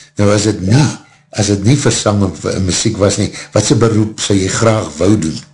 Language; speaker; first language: Afrikaans; native; Afrikaans